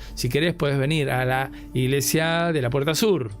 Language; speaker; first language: Spanish; native; Spanish